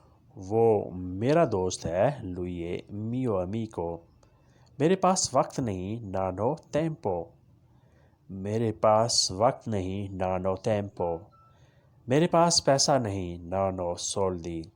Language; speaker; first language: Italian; non-native, learner; Urdu